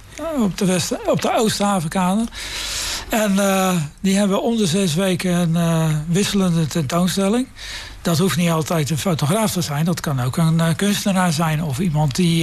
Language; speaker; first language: Dutch; native; Dutch